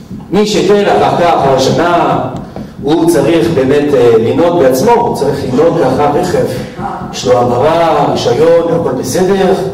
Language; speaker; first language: Hebrew; non-native, fluent; French